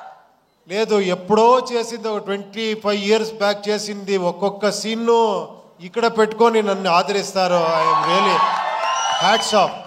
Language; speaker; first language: Telugu; non-native, fluent; Kannada